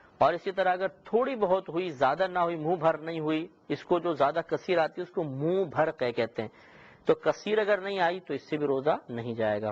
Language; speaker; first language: Urdu; native; Urdu